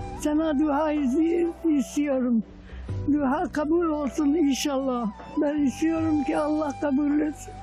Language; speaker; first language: Turkish; non-native, learner; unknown